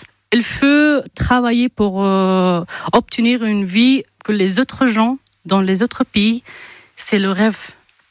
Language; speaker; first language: French; non-native, fluent; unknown